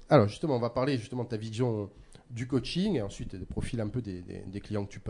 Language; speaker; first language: French; native; French